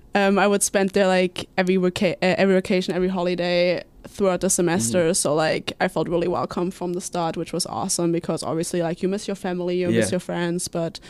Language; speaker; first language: English; non-native, fluent; German